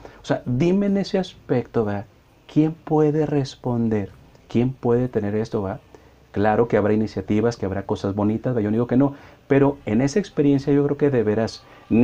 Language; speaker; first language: Spanish; native; Spanish